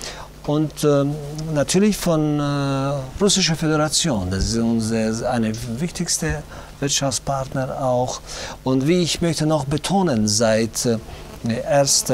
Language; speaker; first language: German; non-native, learner; Tajik